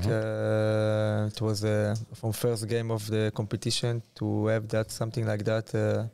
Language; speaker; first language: English; non-native, fluent; Hebrew